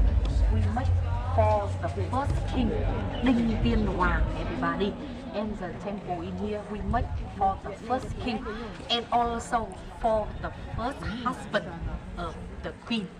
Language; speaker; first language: English; non-native, learner; Vietnamese